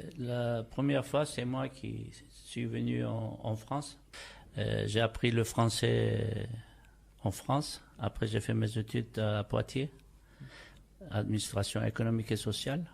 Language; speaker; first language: French; non-native, fluent; Turkish